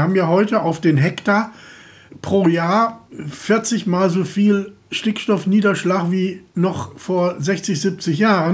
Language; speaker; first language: German; native; German